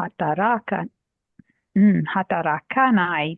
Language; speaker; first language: Japanese; non-native, learner; English